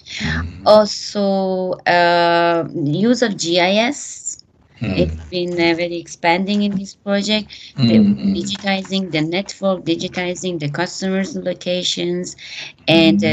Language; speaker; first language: English; non-native, fluent; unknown